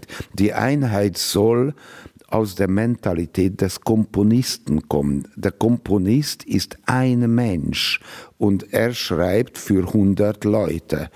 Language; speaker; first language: German; non-native, fluent; Hungarian